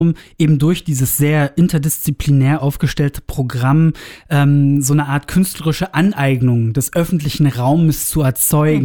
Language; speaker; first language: German; native; German